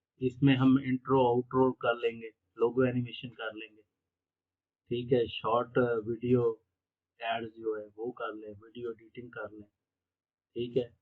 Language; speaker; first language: Urdu; non-native, local second language; Punjabi